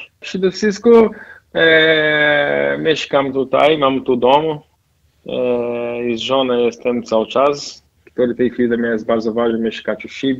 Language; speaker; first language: Polish; non-native, fluent; Portuguese